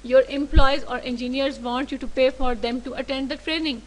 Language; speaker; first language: English; non-native, local second language; Urdu